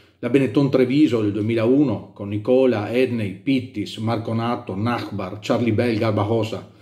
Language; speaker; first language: Italian; native; Italian